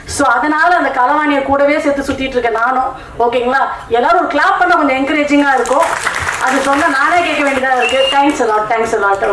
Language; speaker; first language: Tamil; non-native, local second language; Telugu